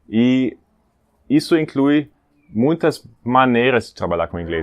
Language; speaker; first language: Portuguese; non-native, fluent; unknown